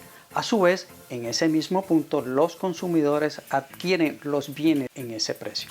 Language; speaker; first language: Spanish; native; Spanish